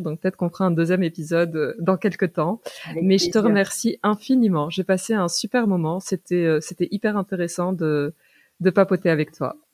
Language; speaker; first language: French; native; French